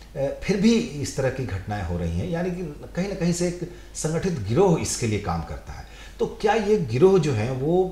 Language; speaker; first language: Hindi; native; Hindi